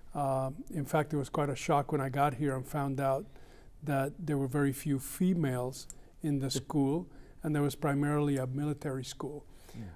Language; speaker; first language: English; early bilingual, other home language; Spanish